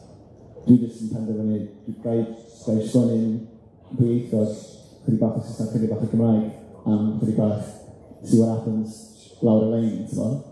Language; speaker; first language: Welsh; native; Welsh